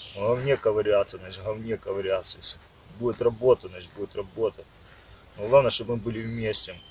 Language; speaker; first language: Russian; native; Russian